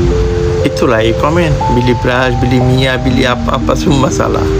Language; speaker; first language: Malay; non-native, learner; Bangla